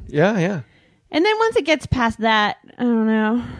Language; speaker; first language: English; native; English